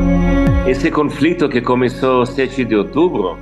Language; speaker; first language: Portuguese; non-native, fluent; Hebrew